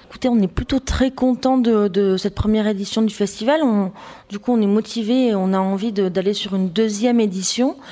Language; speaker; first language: French; native; French